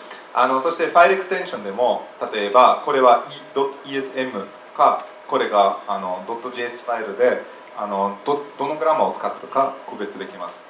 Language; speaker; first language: Japanese; non-native, fluent; English